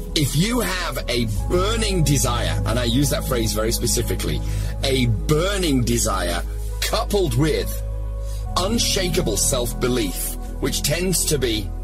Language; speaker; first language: English; native; English